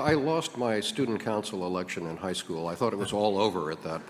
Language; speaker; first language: English; native; English